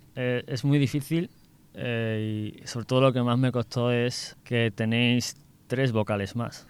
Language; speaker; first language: Spanish; native; Spanish